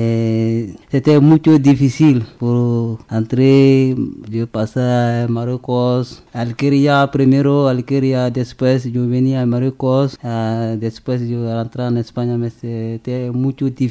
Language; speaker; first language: Spanish; non-native, learner; French